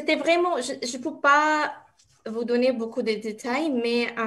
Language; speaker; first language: French; non-native, learner; Arabic